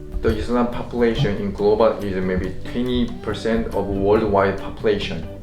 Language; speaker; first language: English; non-native, learner; Korean